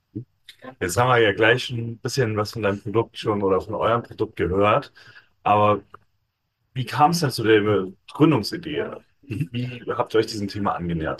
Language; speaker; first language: German; native; German